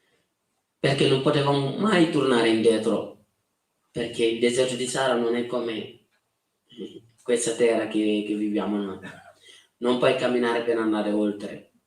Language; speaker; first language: Italian; non-native, fluent; Wolof